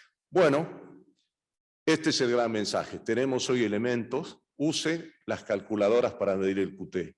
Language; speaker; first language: Spanish; native; Spanish